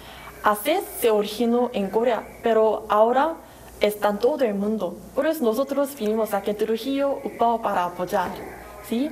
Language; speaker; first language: Spanish; non-native, learner; Korean